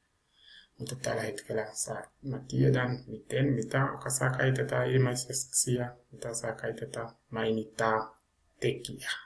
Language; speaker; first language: Finnish; non-native, learner; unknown